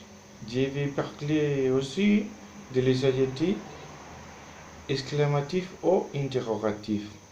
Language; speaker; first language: French; non-native, learner; Spanish